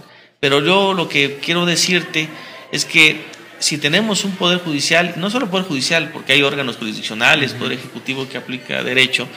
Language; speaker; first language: Spanish; native; Spanish